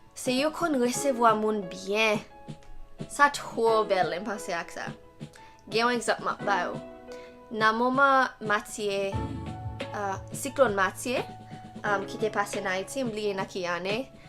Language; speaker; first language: Haitian Creole; non-native, fluent; English